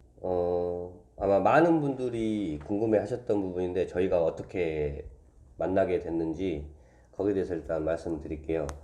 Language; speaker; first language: Korean; native; Korean